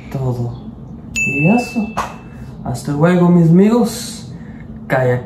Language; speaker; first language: Spanish; non-native, learner; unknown